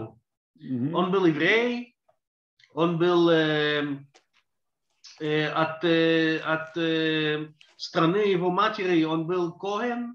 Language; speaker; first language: Russian; early bilingual, heritage; Russian